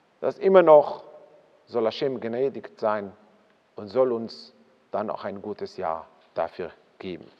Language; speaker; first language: German; non-native, fluent; Hebrew